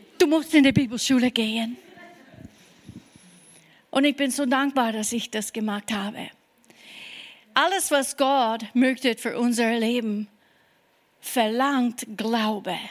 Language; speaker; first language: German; non-native, fluent; English